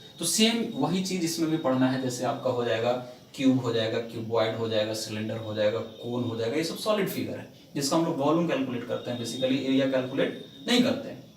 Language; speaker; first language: Hindi; native; Hindi